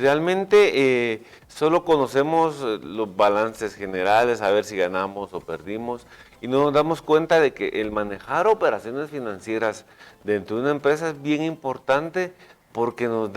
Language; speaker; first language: Spanish; native; Spanish